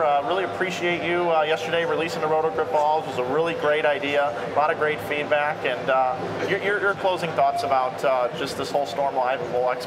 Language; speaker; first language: English; native; English